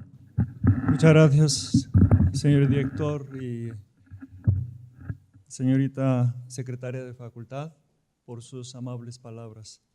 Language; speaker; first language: Spanish; non-native, fluent; Korean